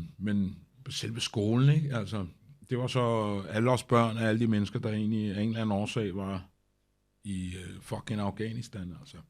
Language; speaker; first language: Danish; early bilingual, other home language; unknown